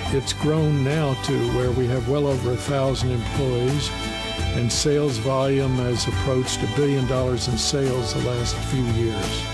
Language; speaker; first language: English; native; English